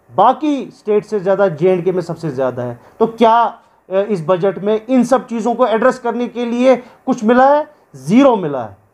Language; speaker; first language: Hindi; non-native, local second language; Kashmiri